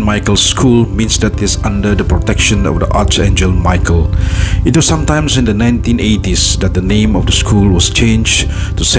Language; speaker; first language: English; non-native, local second language; Malay